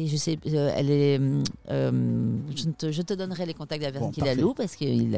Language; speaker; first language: French; native; French